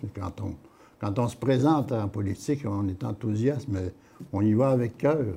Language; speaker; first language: French; native; French